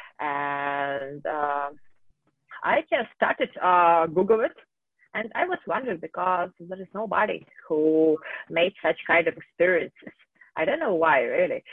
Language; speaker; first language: English; non-native, fluent; Russian